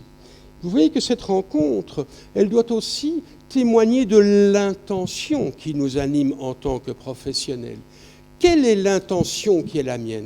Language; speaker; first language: French; native; French